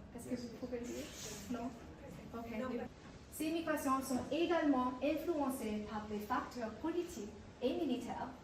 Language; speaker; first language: French; non-native, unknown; English